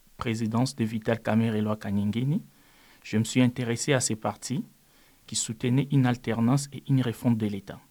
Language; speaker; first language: French; non-native, local second language; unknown